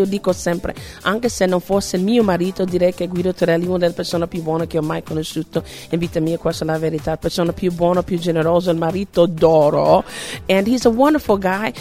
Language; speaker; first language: Italian; non-native, fluent; English